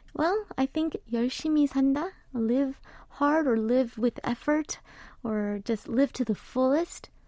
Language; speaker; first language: English; early bilingual, other home language; Korean